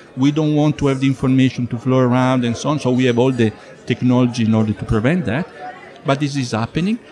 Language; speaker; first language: English; non-native, fluent; Italian